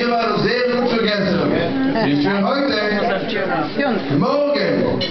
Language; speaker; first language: German; non-native, learner; Russian